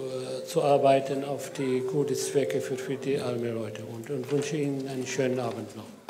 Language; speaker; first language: German; non-native, fluent; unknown